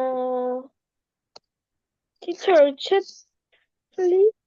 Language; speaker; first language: English; non-native, learner; Korean